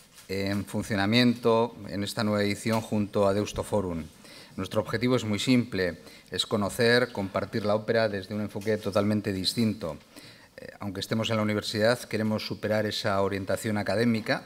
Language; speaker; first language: Spanish; native; Spanish